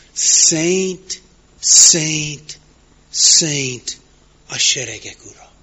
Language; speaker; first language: Hungarian; non-native, fluent; English